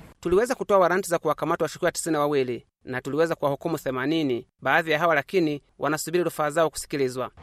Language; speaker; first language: Swahili; non-native, local second language; Kinyarwanda